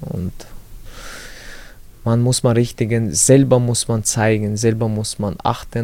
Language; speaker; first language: German; early bilingual, other home language; Chechen